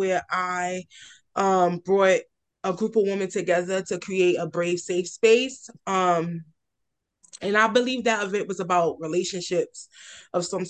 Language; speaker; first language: English; native; English